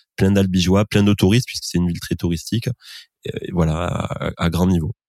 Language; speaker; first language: French; native; French